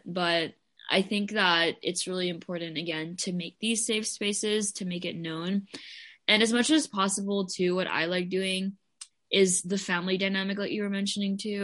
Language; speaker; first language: English; non-native, local second language; Filipino